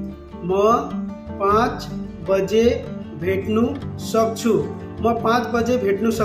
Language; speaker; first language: Nepali; non-native, fluent; Bangla